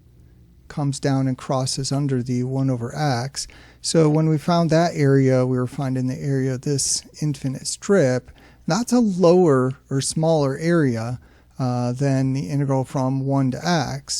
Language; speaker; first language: English; native; English